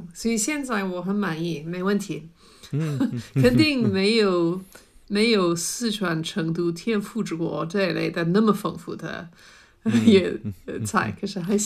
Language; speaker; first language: Chinese; non-native, fluent; English